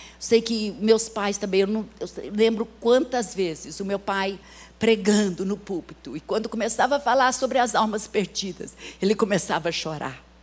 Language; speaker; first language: Portuguese; early bilingual, other home language; English